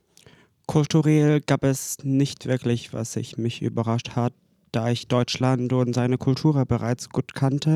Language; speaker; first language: German; non-native, fluent; French